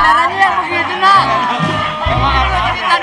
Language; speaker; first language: Indonesian; native; Indonesian